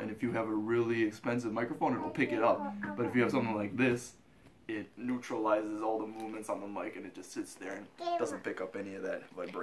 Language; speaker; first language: English; native; English